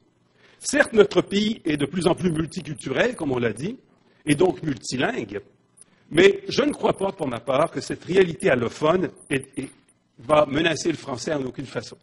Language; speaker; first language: French; native; French